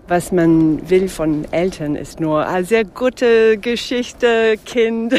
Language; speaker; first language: German; non-native, fluent; English